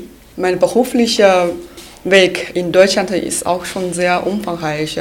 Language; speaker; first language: German; non-native, fluent; Chinese